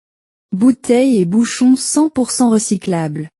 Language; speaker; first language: French; non-native, learner; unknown